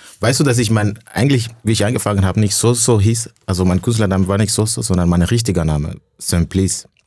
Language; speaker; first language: German; non-native, fluent; Rundi